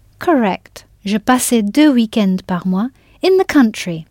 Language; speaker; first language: French; non-native, fluent; English